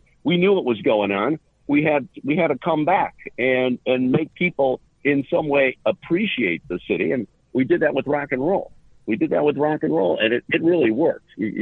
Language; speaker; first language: English; native; English